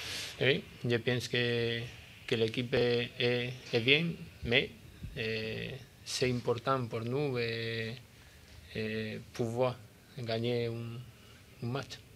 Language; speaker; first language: French; non-native, learner; Spanish